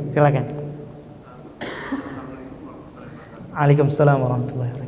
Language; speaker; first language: Indonesian; native; Indonesian